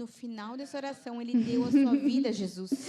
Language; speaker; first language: Portuguese; native; Portuguese